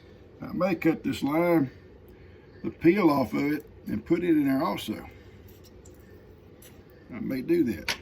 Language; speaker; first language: English; native; English